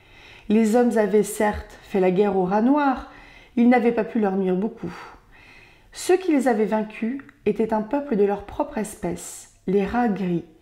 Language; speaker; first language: French; native; French